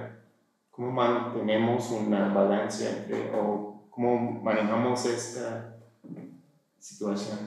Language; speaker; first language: Spanish; non-native, fluent; English